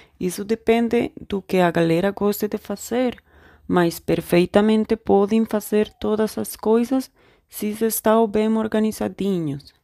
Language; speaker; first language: Portuguese; non-native, learner; Spanish